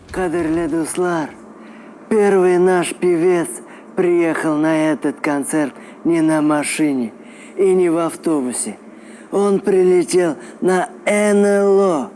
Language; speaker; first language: Russian; non-native, local second language; Tatar